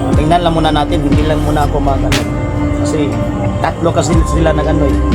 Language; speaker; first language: Filipino; non-native, local second language; Cebuano